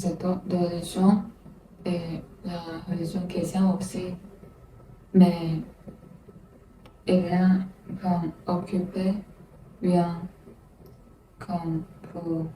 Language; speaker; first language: French; non-native, learner; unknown